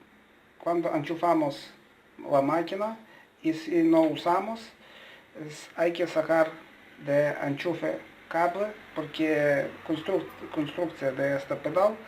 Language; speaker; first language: Spanish; non-native, learner; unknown